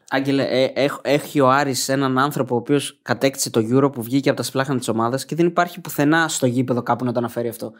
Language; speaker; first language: Greek; native; Greek